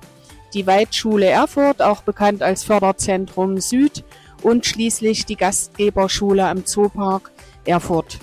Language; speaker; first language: German; native; German